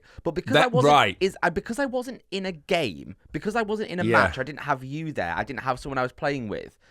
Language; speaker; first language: English; native; English